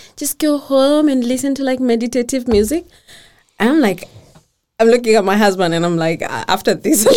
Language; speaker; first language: English; non-native, local second language; Kikuyu